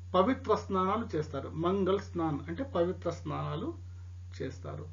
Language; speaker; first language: Telugu; non-native, local second language; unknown